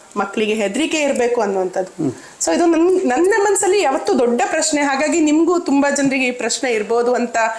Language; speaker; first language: Kannada; native; Kannada